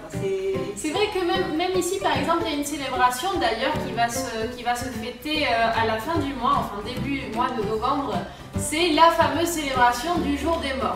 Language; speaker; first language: French; native; French